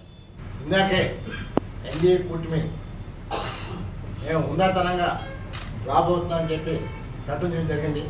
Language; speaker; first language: Telugu; native; Telugu